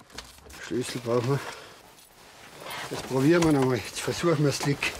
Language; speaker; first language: German; native; German